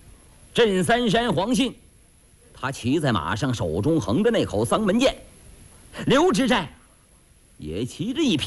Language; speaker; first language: Chinese; native; Chinese